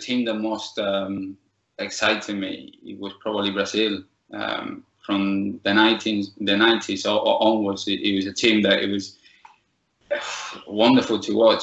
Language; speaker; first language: English; non-native, fluent; Spanish